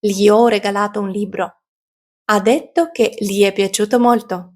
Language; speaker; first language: Italian; non-native, fluent; Ukrainian